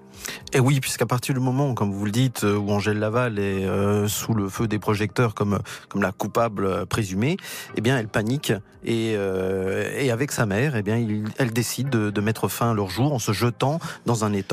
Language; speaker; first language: French; native; French